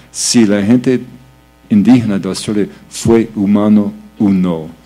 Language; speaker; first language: Spanish; non-native, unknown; English